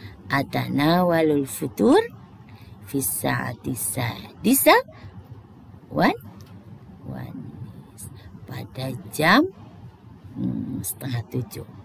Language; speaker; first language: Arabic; non-native, fluent; Indonesian